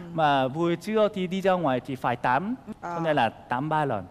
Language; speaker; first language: Vietnamese; non-native, fluent; Korean